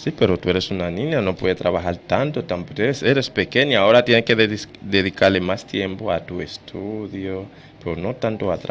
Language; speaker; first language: Spanish; non-native, fluent; Haitian Creole